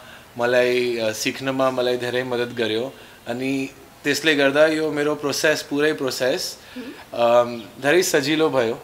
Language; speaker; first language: Nepali; non-native, learner; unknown